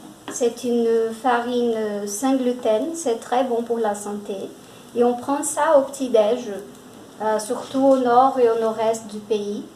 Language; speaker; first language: French; non-native, fluent; Portuguese